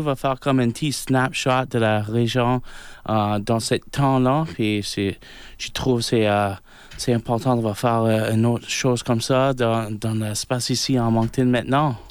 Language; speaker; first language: French; non-native, local second language; English